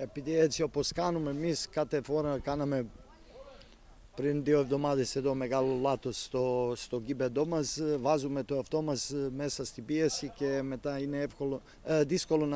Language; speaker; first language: Greek; non-native, fluent; Serbian